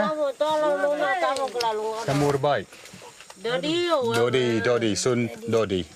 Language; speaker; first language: Indonesian; non-native, learner; English